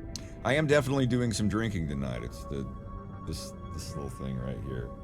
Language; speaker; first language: English; native; English